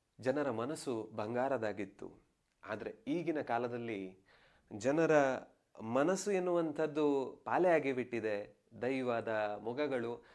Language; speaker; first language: Kannada; non-native, local second language; Tulu